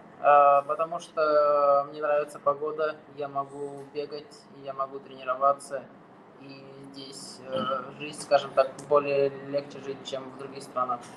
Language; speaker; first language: Russian; non-native, fluent; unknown